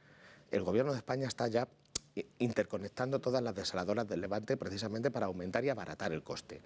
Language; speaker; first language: Spanish; native; Spanish